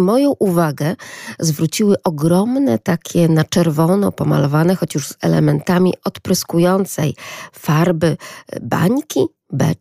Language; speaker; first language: Polish; native; Polish